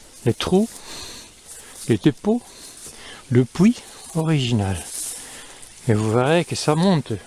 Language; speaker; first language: French; non-native, fluent; Spanish